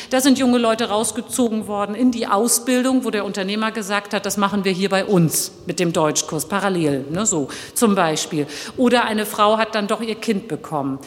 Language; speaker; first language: German; early bilingual, other home language; Turkish